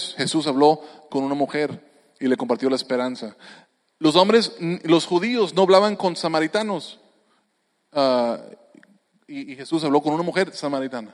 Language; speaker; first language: Spanish; native; Spanish